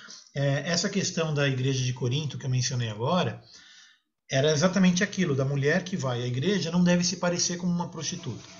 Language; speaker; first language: Portuguese; native; Portuguese